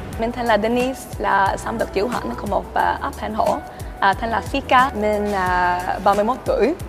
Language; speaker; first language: Vietnamese; early bilingual, heritage; Swedish